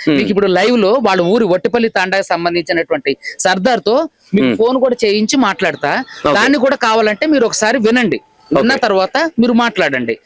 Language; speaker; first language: Telugu; native; Telugu